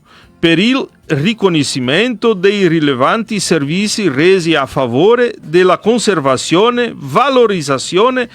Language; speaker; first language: Italian; early bilingual, heritage; Portuguese